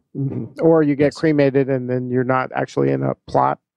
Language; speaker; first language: English; native; English